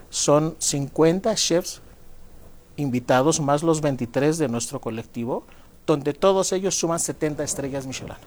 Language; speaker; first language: Spanish; non-native, fluent; Greek